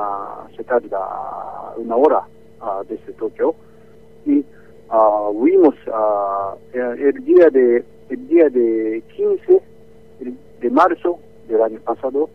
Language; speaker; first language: Spanish; non-native, learner; Japanese